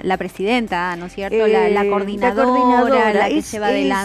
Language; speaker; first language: Spanish; native; Spanish